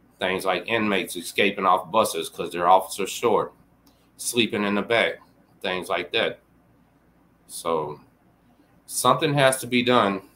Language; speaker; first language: English; native; English